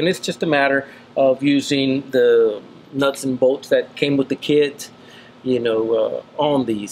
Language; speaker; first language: English; native; English